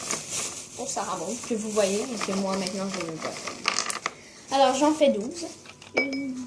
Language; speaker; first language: French; native; French